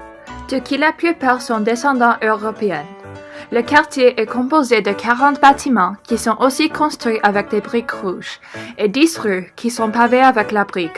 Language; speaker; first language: French; non-native, learner; English